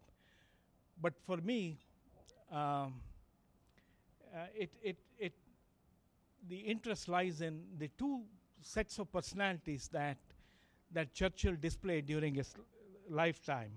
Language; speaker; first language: English; non-native, local second language; Kannada